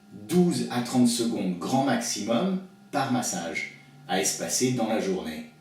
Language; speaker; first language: French; native; French